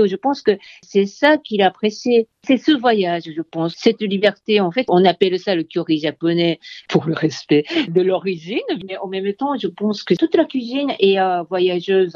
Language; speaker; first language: French; non-native, fluent; Japanese